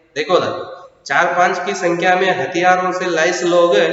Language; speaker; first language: Hindi; non-native, local second language; Kannada